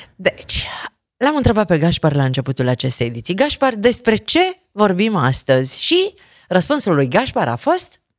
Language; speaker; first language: Romanian; native; Romanian